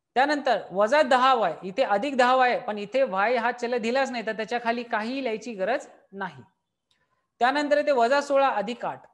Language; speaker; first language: Marathi; native; Marathi